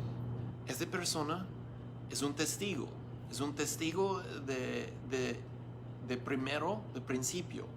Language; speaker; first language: Spanish; non-native, learner; English